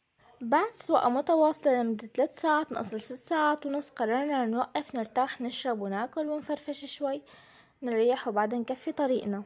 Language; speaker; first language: Arabic; native; Arabic